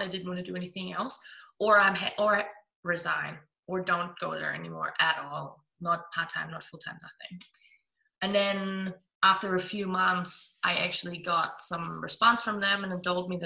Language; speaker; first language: English; non-native, fluent; German